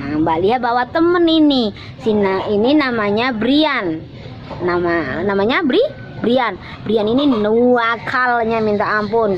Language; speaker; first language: Indonesian; non-native, local second language; Javanese